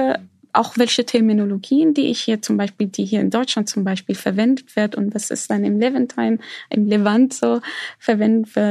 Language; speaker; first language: German; non-native, fluent; Arabic